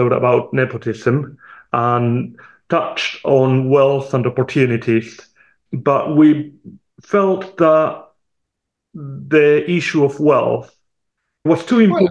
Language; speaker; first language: English; non-native, fluent; Spanish